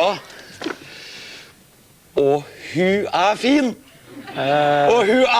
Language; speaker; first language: Norwegian; native; Norwegian